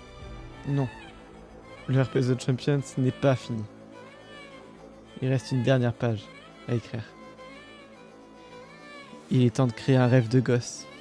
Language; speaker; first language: French; native; French